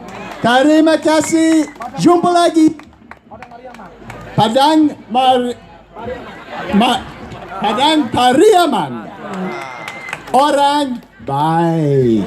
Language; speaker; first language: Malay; non-native, learner; English